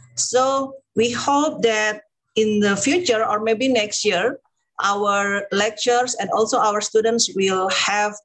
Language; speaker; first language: English; non-native, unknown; Indonesian